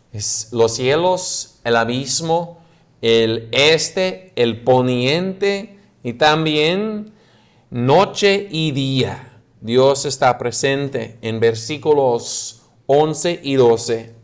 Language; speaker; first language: Spanish; non-native, fluent; English